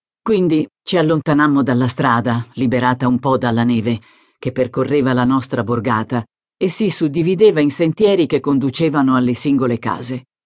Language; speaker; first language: Italian; native; Italian